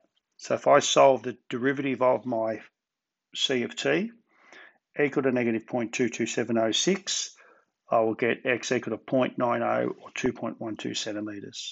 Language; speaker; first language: English; native; English